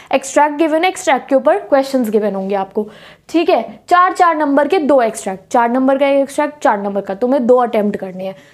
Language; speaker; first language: Hindi; native; Hindi